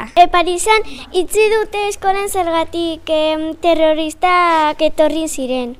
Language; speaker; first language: Basque; non-native, learner; Spanish